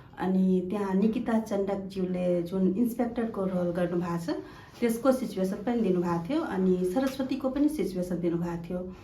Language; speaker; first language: Nepali; non-native, local second language; Maithili